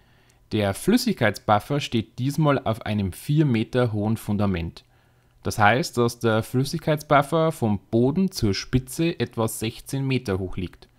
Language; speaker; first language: German; native; German